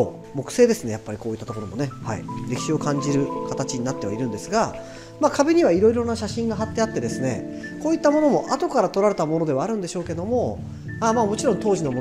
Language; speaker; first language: Japanese; native; Japanese